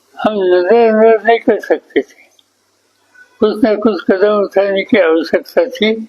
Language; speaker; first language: Hindi; non-native, local second language; Marathi